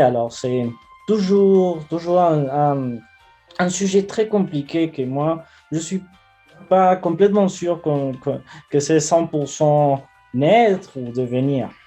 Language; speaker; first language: French; non-native, fluent; Spanish